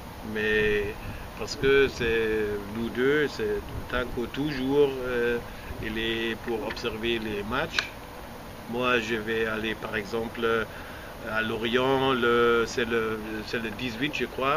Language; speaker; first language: French; non-native, fluent; German